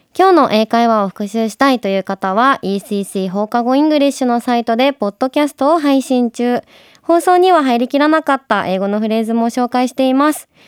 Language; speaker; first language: Japanese; native; Japanese